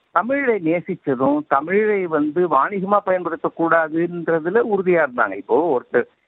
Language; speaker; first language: Tamil; native; Tamil